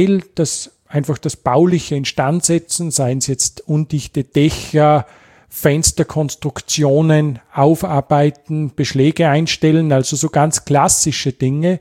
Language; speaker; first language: German; native; German